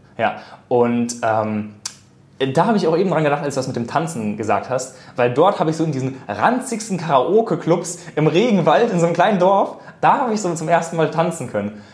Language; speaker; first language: German; native; German